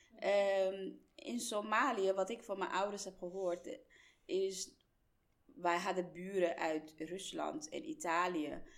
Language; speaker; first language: Dutch; non-native, fluent; Somali